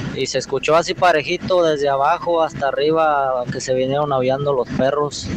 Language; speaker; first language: Spanish; native; Spanish